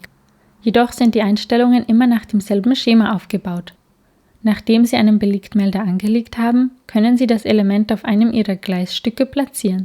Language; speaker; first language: German; native; German